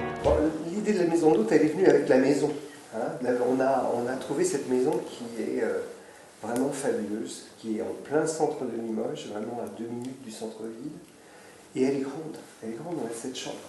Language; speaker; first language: French; native; French